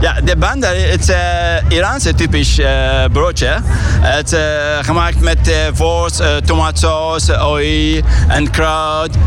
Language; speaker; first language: Dutch; non-native, learner; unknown